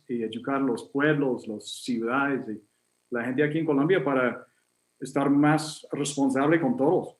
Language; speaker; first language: Spanish; non-native, fluent; English